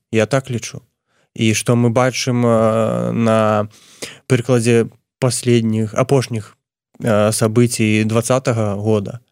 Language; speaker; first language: Belarusian; non-native, local second language; Russian